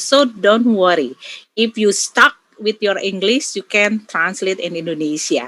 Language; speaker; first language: English; non-native, learner; Indonesian